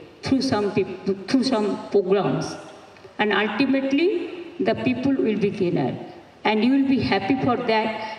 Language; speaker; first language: English; non-native, local second language; Bangla